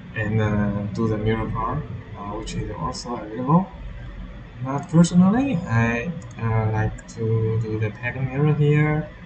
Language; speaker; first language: English; non-native, fluent; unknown